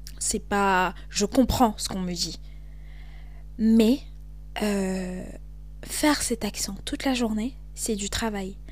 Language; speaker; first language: French; native; French